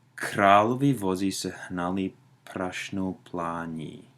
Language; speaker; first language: Czech; non-native, learner; English